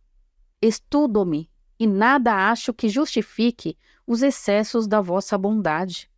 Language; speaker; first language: Portuguese; native; Portuguese